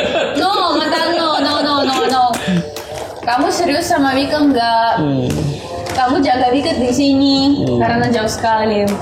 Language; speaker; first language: Indonesian; non-native, learner; Russian